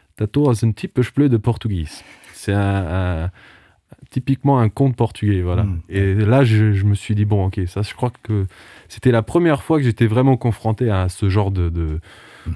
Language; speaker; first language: French; non-native, local second language; Portuguese